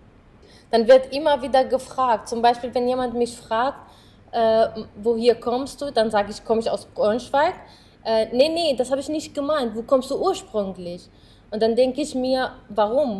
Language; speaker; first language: German; non-native, fluent; Arabic